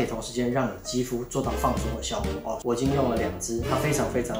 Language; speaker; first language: Chinese; native; Chinese